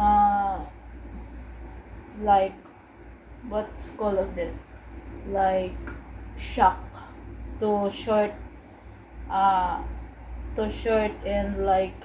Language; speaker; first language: English; non-native, learner; Cebuano